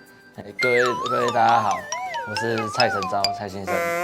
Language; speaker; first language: Chinese; native; Chinese